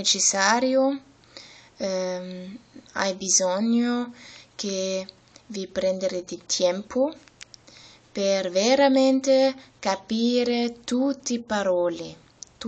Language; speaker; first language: Italian; non-native, learner; German